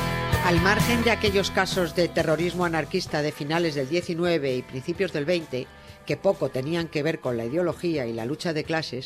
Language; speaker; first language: Spanish; native; Spanish